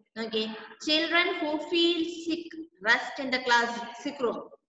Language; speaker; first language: English; non-native, local second language; Malayalam